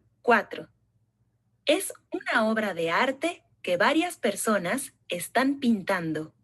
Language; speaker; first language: Spanish; non-native, learner; English